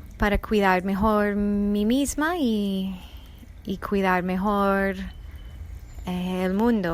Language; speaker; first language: Spanish; non-native, fluent; English